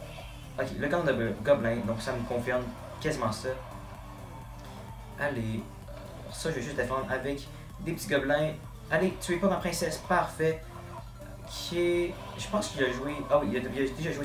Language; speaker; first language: French; native; French